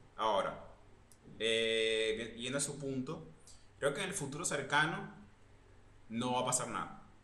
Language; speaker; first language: Spanish; native; Spanish